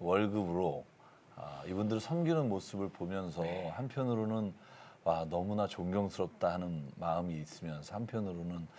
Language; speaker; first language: Korean; native; Korean